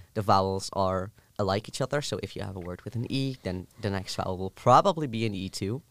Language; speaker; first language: English; non-native, fluent; Dutch